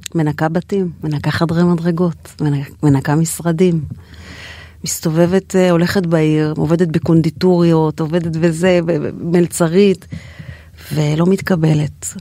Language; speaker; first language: Hebrew; native; Hebrew